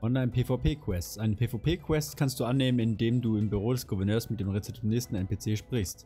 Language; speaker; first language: German; native; German